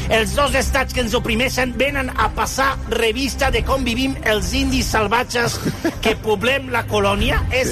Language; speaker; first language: Catalan; native; Catalan